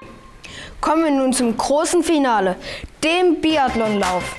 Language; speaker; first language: German; native; German